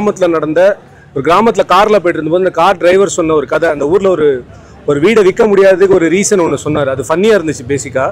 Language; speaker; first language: Tamil; native; Tamil